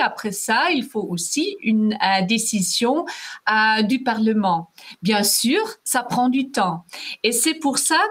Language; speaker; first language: French; non-native, fluent; German